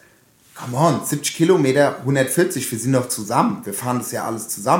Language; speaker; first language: German; native; German